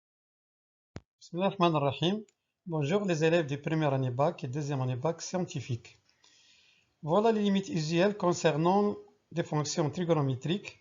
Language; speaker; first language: French; non-native, local second language; Arabic